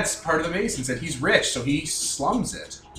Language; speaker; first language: English; native; English